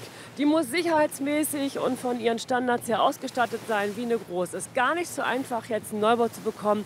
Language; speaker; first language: German; native; German